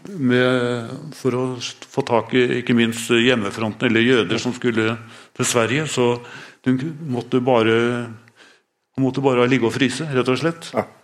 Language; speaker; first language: Norwegian; native; Norwegian